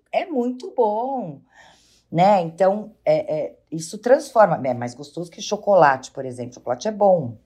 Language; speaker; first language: Portuguese; native; Portuguese